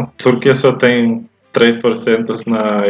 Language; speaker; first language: Portuguese; non-native, fluent; Russian